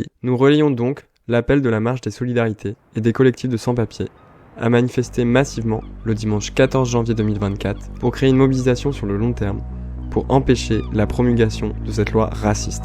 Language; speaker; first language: French; native; French